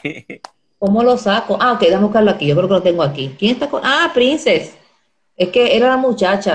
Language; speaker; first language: Spanish; native; Spanish